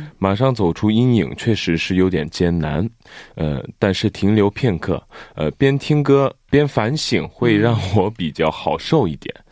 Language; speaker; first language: Chinese; non-native, fluent; Korean